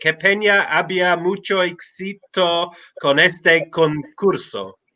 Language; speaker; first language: Spanish; non-native, learner; English